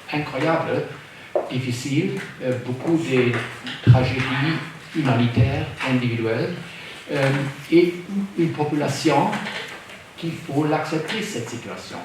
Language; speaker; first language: French; non-native, fluent; German